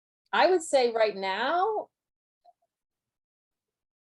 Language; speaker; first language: English; native; English